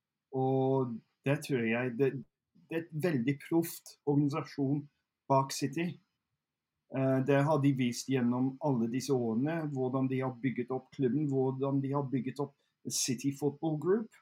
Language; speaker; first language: Norwegian; non-native, fluent; English